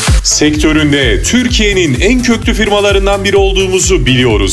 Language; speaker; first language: Turkish; native; Turkish